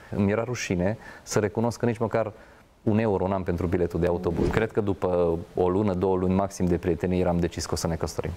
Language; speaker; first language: Romanian; non-native, local second language; Hungarian